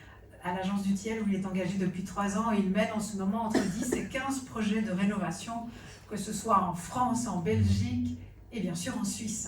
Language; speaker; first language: French; native; French